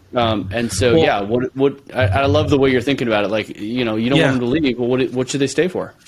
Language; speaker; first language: English; native; English